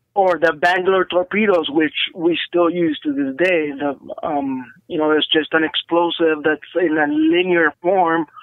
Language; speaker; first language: English; native; English